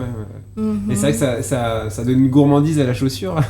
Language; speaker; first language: French; native; French